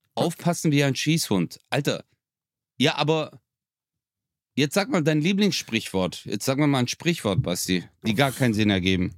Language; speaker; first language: German; early bilingual, other home language; Turkish